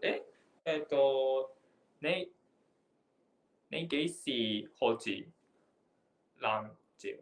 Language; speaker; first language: Chinese; non-native, learner; Japanese